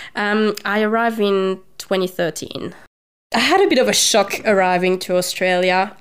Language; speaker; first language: English; non-native, fluent; French